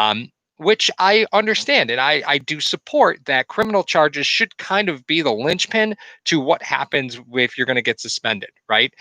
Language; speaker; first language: English; native; English